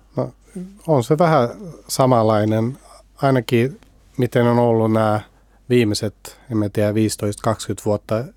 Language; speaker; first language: Finnish; early bilingual, heritage; Finnish